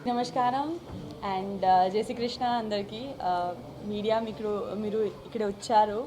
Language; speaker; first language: Telugu; non-native, learner; Gujarati